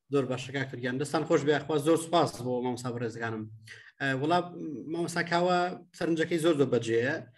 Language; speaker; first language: Central Kurdish; native; Central Kurdish